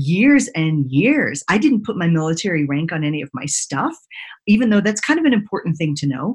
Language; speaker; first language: English; native; English